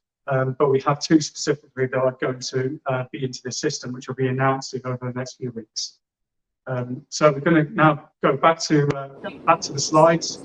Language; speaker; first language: English; native; English